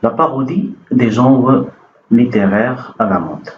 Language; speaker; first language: French; non-native, local second language; Arabic